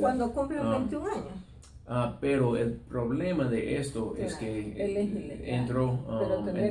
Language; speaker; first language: Spanish; non-native, fluent; English